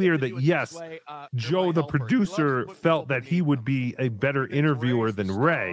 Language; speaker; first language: English; native; English